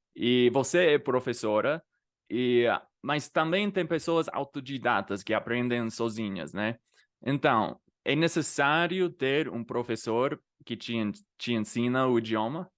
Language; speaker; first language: Portuguese; non-native, fluent; English